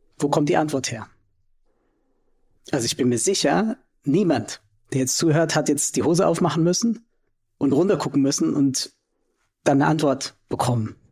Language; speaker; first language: German; native; German